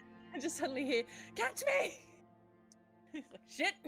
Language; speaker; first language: English; native; English